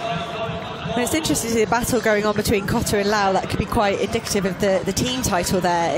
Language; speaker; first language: English; native; English